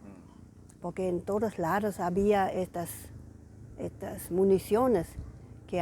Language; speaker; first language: Spanish; non-native, fluent; German